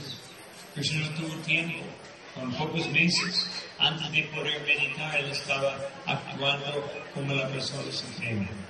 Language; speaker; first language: Spanish; non-native, fluent; Portuguese